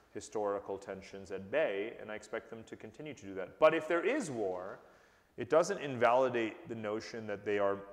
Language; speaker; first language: English; native; English